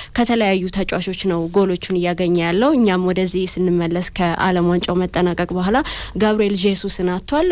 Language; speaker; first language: Amharic; native; Amharic